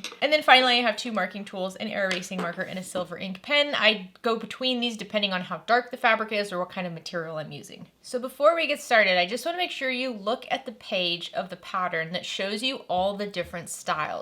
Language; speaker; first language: English; native; English